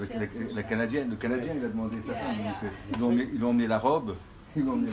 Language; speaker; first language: French; native; French